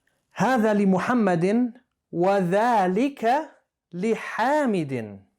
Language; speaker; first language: Arabic; non-native, fluent; English